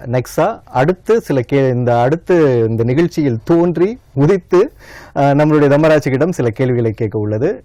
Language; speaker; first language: Tamil; early bilingual, heritage; Tamil